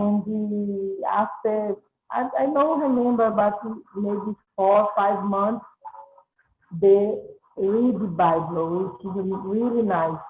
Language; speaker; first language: English; non-native, learner; Portuguese